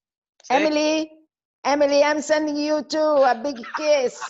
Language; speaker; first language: English; non-native, fluent; Italian